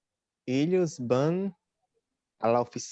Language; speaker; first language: Spanish; non-native, learner; Portuguese